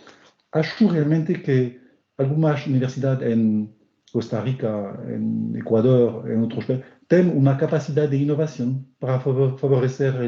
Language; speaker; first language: Portuguese; non-native, learner; French